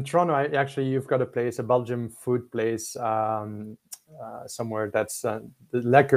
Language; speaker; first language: English; non-native, fluent; French